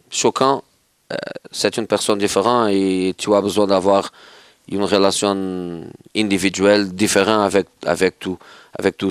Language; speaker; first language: French; non-native, fluent; Portuguese